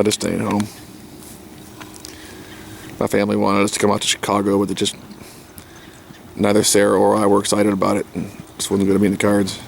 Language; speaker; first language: English; native; English